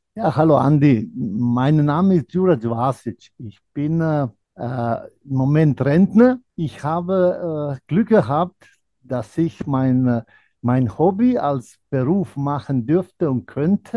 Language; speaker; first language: German; non-native, fluent; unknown